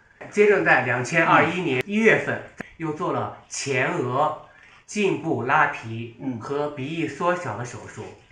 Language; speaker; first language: Chinese; native; Chinese